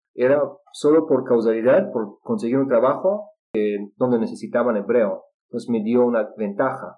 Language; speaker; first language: Spanish; non-native, fluent; Russian